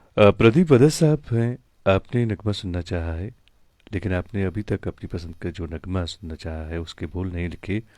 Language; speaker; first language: Hindi; non-native, local second language; Kashmiri